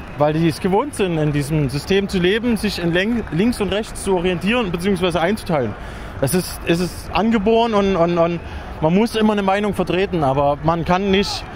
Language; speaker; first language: German; native; German